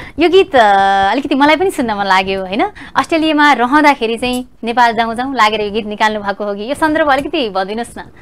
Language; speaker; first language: Nepali; native; Nepali